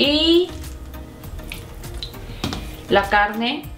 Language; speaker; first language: Spanish; non-native, fluent; Korean